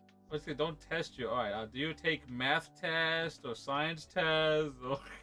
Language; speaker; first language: English; early bilingual, other home language; Spanish